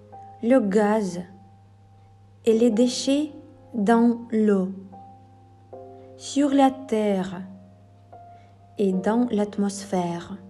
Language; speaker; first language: French; non-native, fluent; Ukrainian